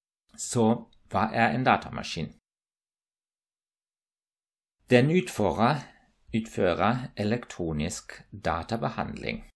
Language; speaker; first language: Norwegian; non-native, fluent; German